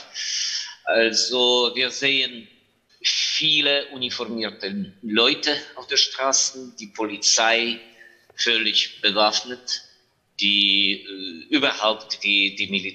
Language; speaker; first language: German; non-native, fluent; Ukrainian